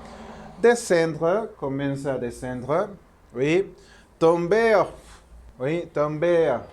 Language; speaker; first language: French; non-native, learner; Spanish